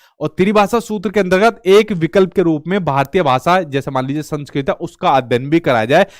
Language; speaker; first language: Hindi; native; Hindi